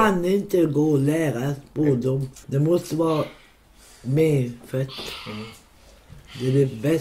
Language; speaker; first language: Swedish; non-native, local second language; Romany